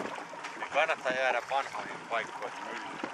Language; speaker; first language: Finnish; native; Finnish